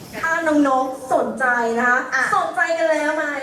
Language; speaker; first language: Thai; native; Thai